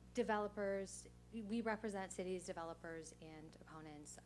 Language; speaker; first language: English; native; English